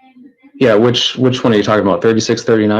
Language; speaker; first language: English; native; English